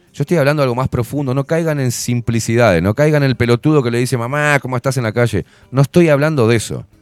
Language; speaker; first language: Spanish; native; Spanish